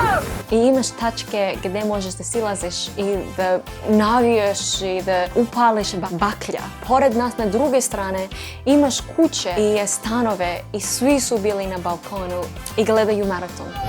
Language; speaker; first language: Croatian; non-native, learner; English